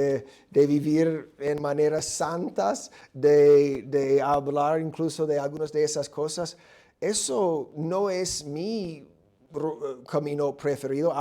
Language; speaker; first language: Spanish; non-native, fluent; English